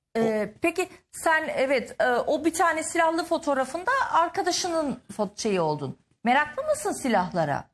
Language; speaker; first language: Turkish; native; Turkish